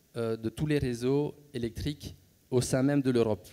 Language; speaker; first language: French; native; French